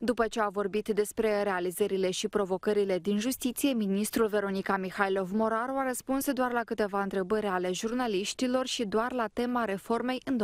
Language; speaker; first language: Romanian; native; Romanian